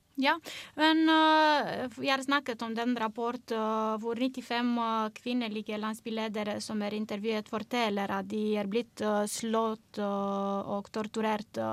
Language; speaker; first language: Norwegian; non-native, fluent; Romanian